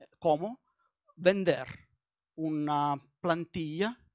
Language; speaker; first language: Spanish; non-native, learner; Italian